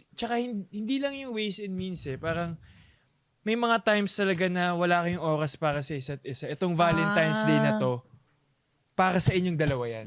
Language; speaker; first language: Filipino; native; Filipino